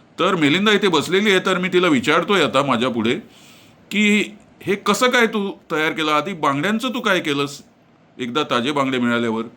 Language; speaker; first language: Marathi; non-native, local second language; Konkani